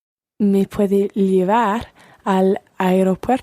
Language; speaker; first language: Spanish; non-native, learner; English